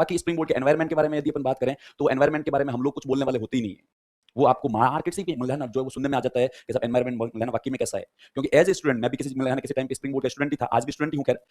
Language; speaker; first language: Hindi; native; Hindi